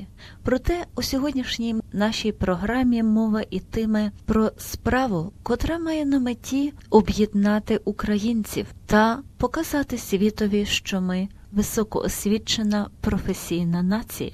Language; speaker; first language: Ukrainian; native; Ukrainian